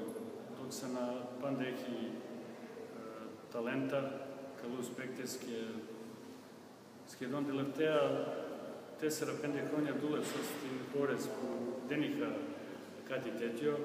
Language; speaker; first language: Greek; non-native, learner; Serbian